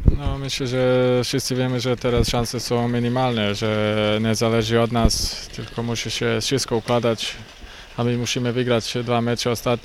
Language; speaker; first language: Polish; non-native, fluent; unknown